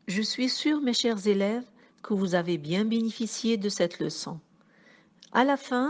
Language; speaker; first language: French; non-native, local second language; Arabic